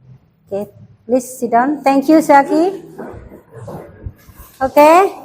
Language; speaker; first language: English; non-native, local second language; Indonesian